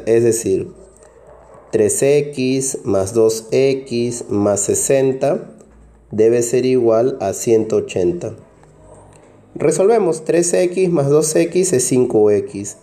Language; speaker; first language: Spanish; native; Spanish